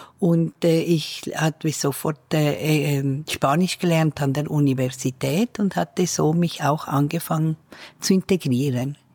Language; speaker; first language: German; native; German